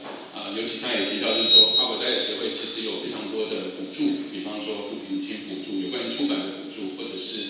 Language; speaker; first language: Chinese; native; Chinese